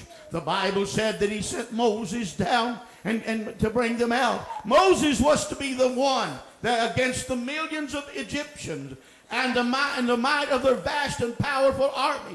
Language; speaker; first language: English; native; English